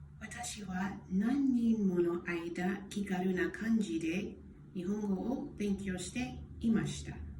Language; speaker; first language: Japanese; non-native, learner; English